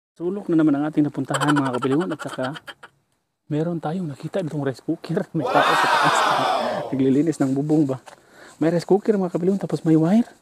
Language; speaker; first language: Filipino; non-native, local second language; Cebuano